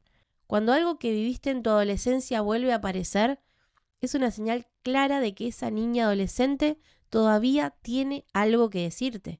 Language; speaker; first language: Spanish; native; Spanish